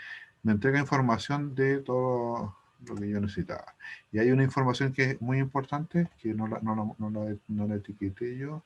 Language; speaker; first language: Spanish; native; Spanish